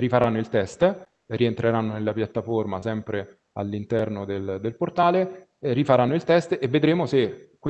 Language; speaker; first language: Italian; native; Italian